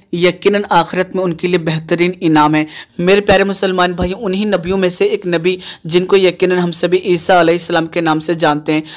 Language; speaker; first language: Urdu; native; Urdu